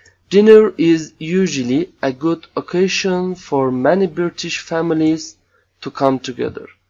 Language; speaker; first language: English; non-native, fluent; Turkish